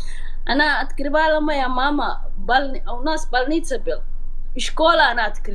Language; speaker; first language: Russian; non-native, learner; Somali